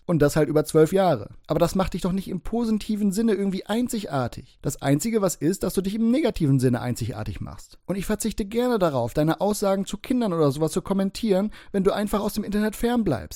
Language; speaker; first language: German; native; German